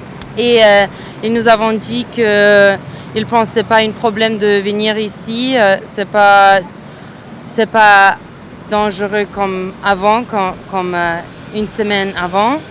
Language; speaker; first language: French; non-native, learner; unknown